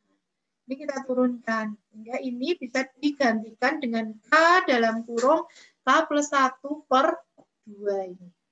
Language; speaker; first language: Indonesian; native; Indonesian